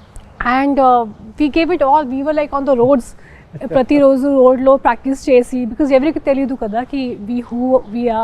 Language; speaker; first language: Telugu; non-native, fluent; Hindi